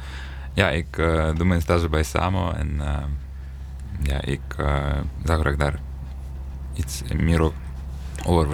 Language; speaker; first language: Dutch; non-native, learner; Ukrainian